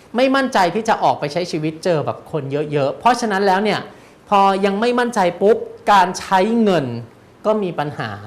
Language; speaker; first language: Thai; native; Thai